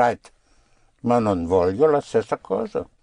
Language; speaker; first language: Italian; non-native, fluent; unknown